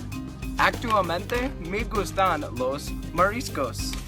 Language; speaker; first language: Spanish; non-native, learner; English